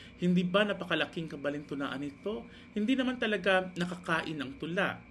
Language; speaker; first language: Filipino; non-native, local second language; Hiligaynon